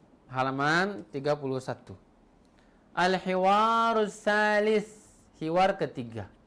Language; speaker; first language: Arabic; non-native, fluent; Indonesian